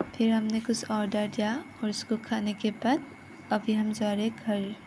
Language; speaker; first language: Hindi; non-native, local second language; Assamese